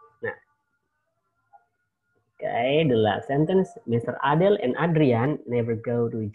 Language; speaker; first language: English; non-native, fluent; Indonesian